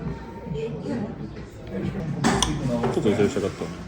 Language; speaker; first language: Japanese; non-native, fluent; French